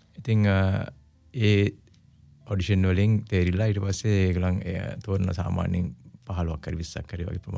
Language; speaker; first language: Sinhala; non-native, local second language; Tamil